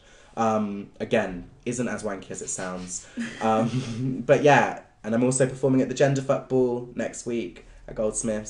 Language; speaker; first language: English; native; English